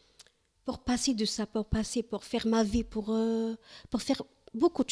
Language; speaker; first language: French; non-native, learner; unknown